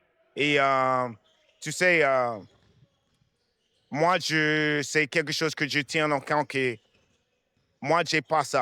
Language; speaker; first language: French; non-native, fluent; English